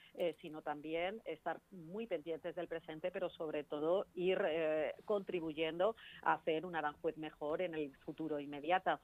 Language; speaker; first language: Spanish; native; Spanish